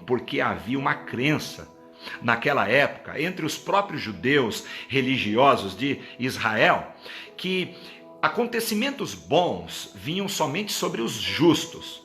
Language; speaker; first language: Portuguese; native; Portuguese